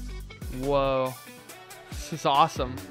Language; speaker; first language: English; native; English